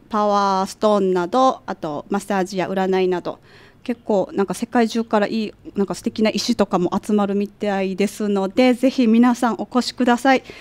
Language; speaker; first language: Japanese; native; Japanese